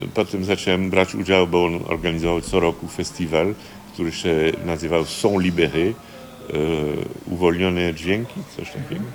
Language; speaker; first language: Polish; early bilingual, heritage; Polish